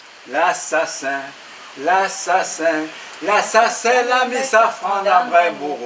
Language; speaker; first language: French; native; French